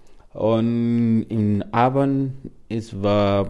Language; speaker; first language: German; non-native, learner; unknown